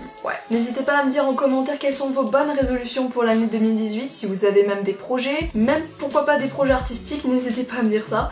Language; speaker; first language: French; native; French